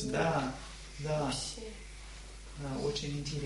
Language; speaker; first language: Russian; non-native, learner; English